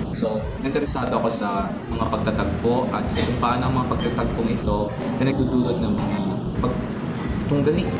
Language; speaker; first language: Filipino; non-native, local second language; Bikol